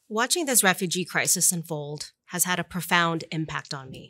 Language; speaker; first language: English; native; English